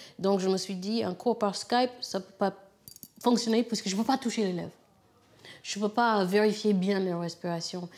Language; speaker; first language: French; non-native, fluent; English